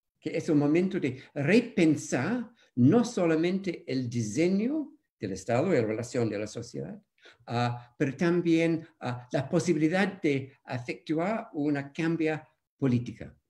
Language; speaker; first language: Spanish; non-native, fluent; English